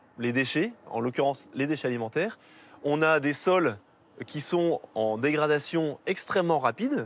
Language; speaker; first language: French; native; French